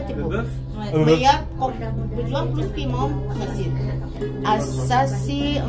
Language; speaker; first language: French; non-native, learner; Indonesian